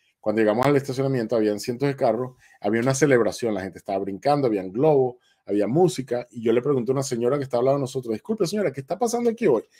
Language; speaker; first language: Spanish; native; Spanish